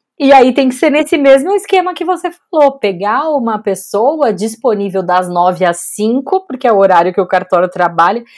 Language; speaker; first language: Portuguese; native; Portuguese